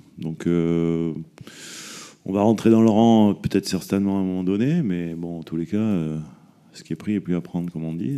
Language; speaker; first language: French; native; French